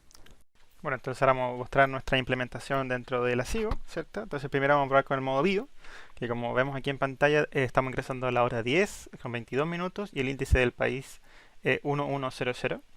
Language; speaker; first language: Spanish; native; Spanish